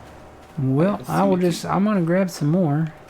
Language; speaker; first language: English; native; English